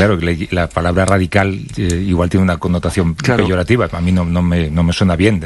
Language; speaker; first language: Spanish; native; Spanish